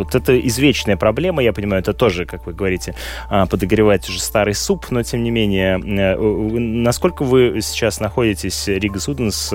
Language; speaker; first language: Russian; native; Russian